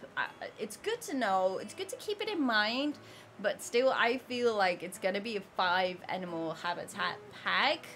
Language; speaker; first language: English; non-native, fluent; Dutch